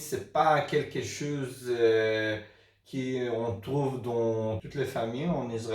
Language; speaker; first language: French; non-native, learner; Hebrew